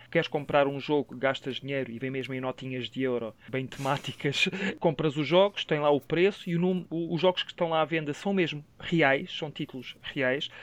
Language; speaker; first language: Portuguese; native; Portuguese